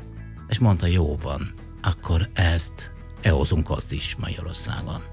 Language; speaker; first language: Hungarian; non-native, fluent; Italian